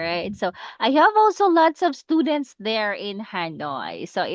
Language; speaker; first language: English; non-native, local second language; Cebuano